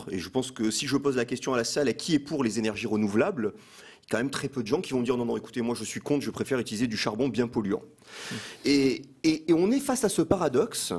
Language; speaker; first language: French; native; French